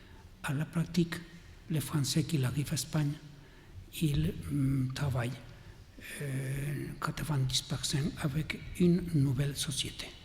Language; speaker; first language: French; non-native, learner; Catalan